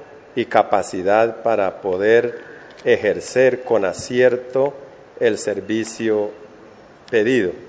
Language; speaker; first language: Spanish; native; Spanish